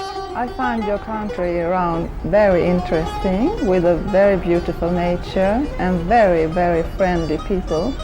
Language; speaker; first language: English; non-native, fluent; Swedish